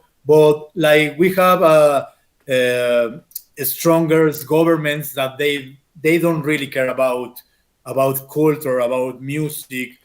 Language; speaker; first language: English; non-native, fluent; Spanish